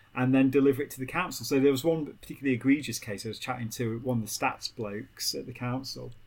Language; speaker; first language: English; native; English